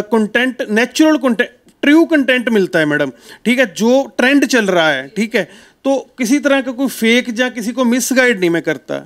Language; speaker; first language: Hindi; non-native, local second language; Punjabi